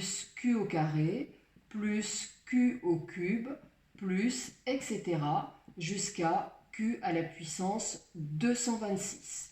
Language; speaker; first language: French; native; French